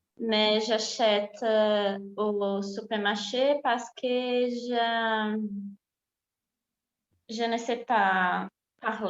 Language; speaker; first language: French; non-native, learner; Portuguese